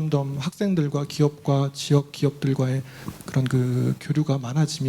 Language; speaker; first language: Korean; native; Korean